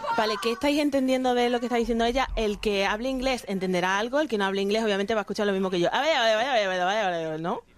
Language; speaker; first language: Spanish; native; Spanish